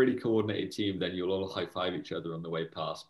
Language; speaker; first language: English; native; English